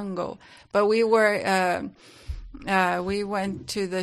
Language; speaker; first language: English; non-native, fluent; Portuguese